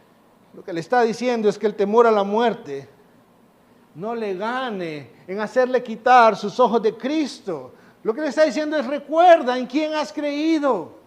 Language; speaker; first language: Spanish; native; Spanish